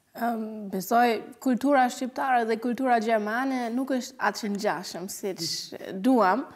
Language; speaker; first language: Albanian; non-native, fluent; German